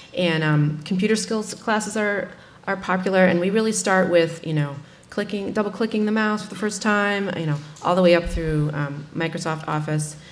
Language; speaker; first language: English; native; English